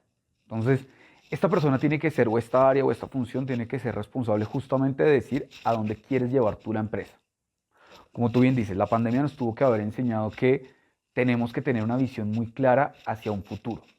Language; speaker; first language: Spanish; native; Spanish